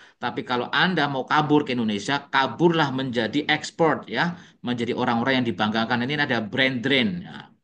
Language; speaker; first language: Indonesian; native; Indonesian